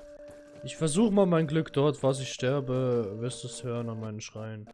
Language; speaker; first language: German; native; German